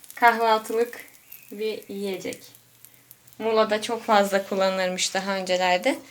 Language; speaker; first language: Turkish; native; Turkish